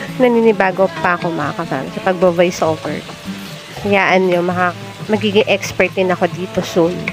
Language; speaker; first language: Filipino; non-native, local second language; Aklanon